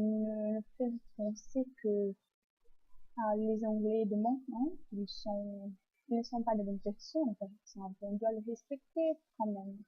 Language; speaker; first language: French; non-native, fluent; Portuguese